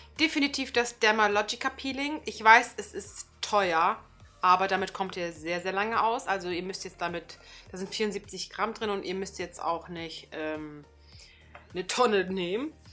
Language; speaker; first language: German; early bilingual, other home language; Turkish